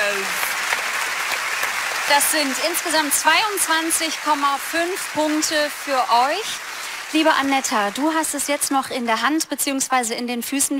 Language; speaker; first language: German; native; German